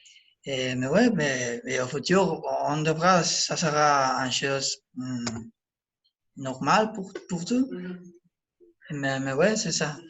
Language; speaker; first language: French; non-native, learner; Spanish